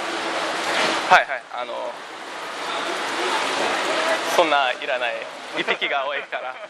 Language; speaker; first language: Japanese; non-native, fluent; English